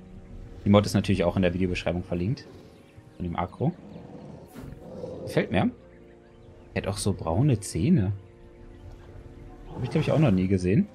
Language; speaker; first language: German; native; German